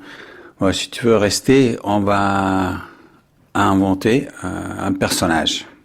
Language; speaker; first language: French; non-native, fluent; English